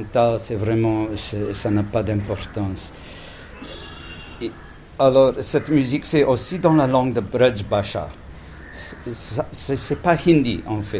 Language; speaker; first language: French; non-native, fluent; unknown